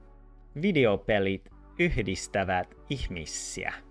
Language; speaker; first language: Finnish; non-native, learner; English